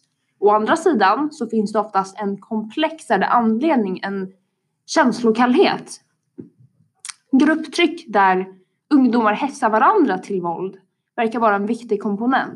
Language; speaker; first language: Swedish; native; Swedish